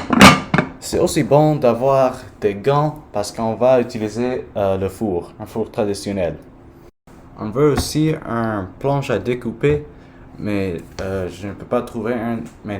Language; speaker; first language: French; non-native, learner; English